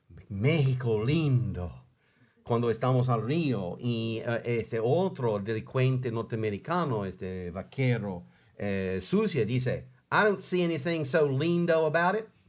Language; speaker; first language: Spanish; non-native, fluent; English